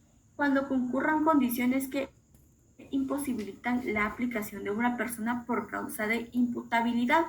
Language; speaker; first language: Spanish; native; Spanish